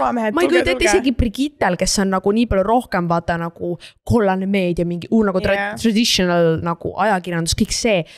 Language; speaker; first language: Estonian; native; Estonian